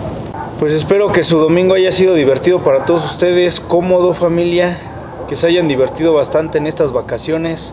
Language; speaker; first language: Spanish; native; Spanish